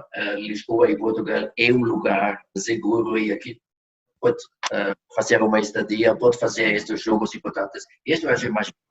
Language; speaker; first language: Portuguese; non-native, fluent; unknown